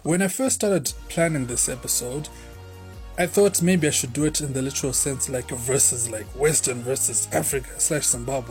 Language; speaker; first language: English; non-native, local second language; Shona